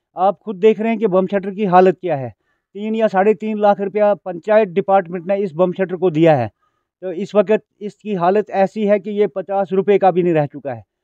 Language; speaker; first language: Hindi; non-native, local second language; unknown